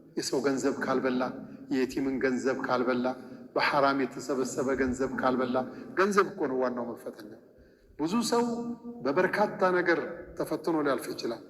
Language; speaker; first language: Amharic; native; Amharic